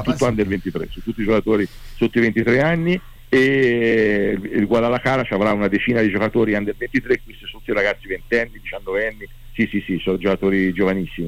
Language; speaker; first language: Italian; native; Italian